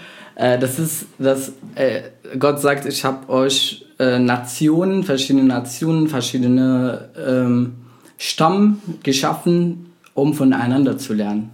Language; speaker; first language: German; non-native, fluent; Arabic